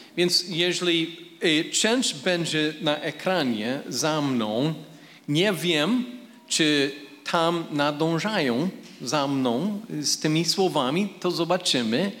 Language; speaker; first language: Polish; non-native, fluent; English